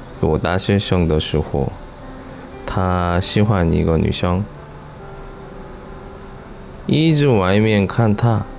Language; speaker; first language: Chinese; non-native, learner; Korean